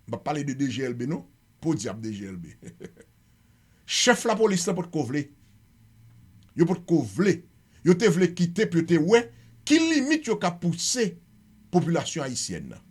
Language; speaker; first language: Haitian Creole; native; Haitian Creole